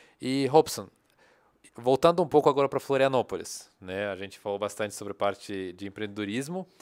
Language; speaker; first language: Portuguese; non-native, fluent; Russian